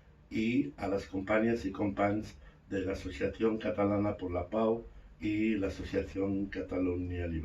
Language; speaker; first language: Catalan; non-native, fluent; Arabic